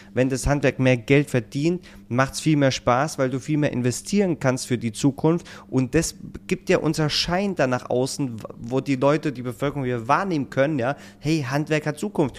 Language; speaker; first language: German; native; German